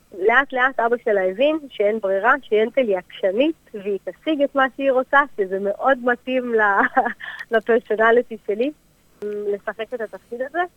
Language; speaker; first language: Hebrew; native; Hebrew